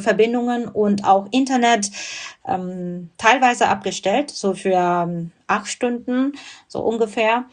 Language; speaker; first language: German; non-native, fluent; Burmese